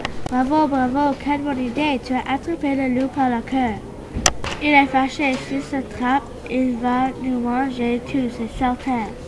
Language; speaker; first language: French; non-native, learner; English